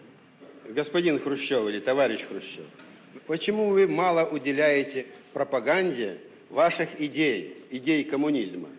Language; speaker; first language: Russian; native; Russian